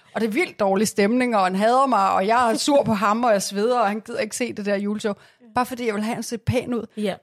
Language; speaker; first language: Danish; native; Danish